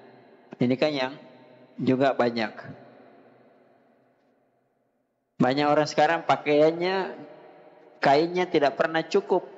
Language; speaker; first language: Indonesian; native; Indonesian